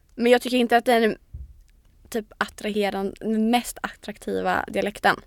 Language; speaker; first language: Swedish; native; Swedish